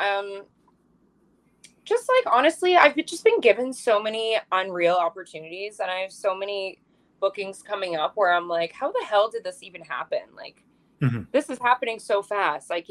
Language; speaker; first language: English; native; English